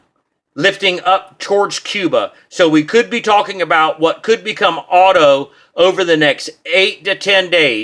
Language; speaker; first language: English; native; English